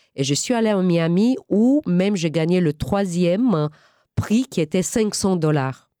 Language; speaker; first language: French; non-native, fluent; Romanian